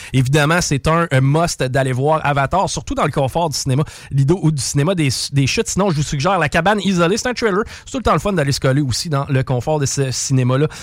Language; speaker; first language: French; native; French